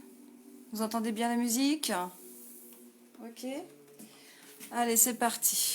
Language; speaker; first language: French; native; French